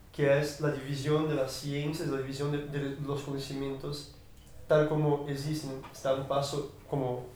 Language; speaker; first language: Spanish; non-native, fluent; Portuguese